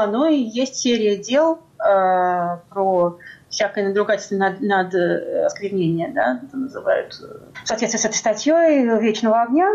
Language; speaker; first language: Russian; native; Russian